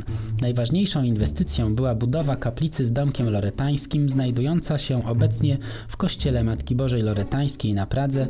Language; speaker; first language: Polish; native; Polish